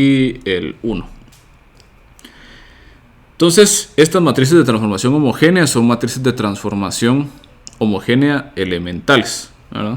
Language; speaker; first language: Spanish; native; Spanish